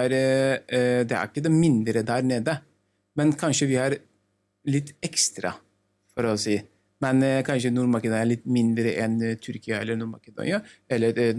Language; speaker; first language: Norwegian; non-native, learner; Turkish